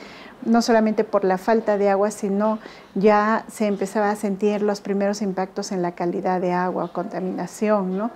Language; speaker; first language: Spanish; native; Spanish